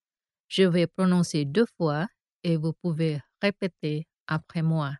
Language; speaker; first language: French; non-native, fluent; Indonesian